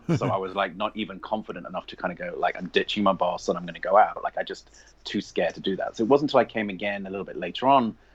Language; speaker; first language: English; native; English